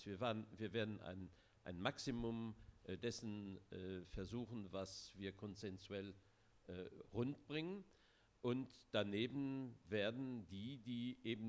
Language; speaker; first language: German; non-native, local second language; Luxembourgish